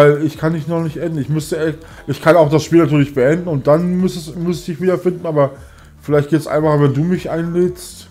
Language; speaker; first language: German; native; German